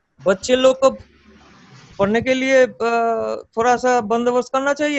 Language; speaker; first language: Hindi; non-native, local second language; Bangla